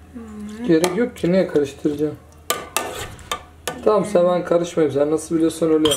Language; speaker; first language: Turkish; native; Turkish